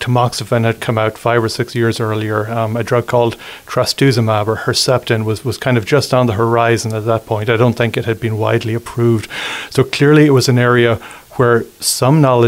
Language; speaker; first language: English; native; English